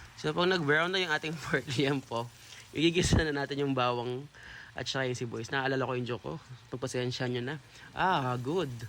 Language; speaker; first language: Filipino; non-native, local second language; Pampanga